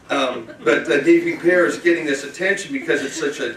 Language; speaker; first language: English; native; English